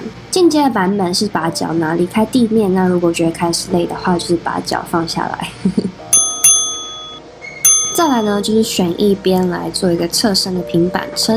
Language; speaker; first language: Chinese; native; Chinese